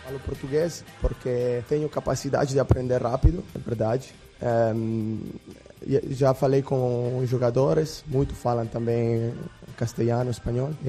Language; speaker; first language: Portuguese; non-native, learner; Italian